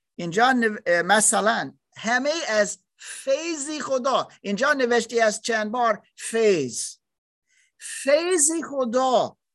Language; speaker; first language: Persian; non-native, learner; German